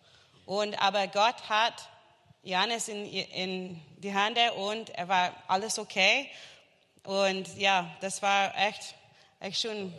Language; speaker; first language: German; non-native, learner; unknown